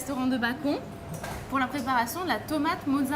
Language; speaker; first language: French; native; French